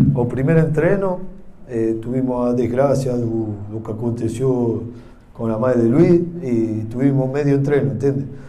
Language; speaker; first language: Portuguese; non-native, learner; Spanish